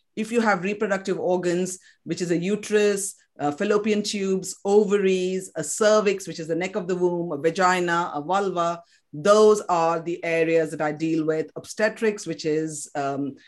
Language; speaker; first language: English; non-native, local second language; Kannada